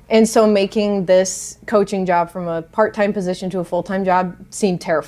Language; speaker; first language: English; native; English